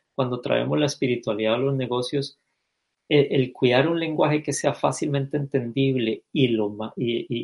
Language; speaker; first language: Spanish; native; Spanish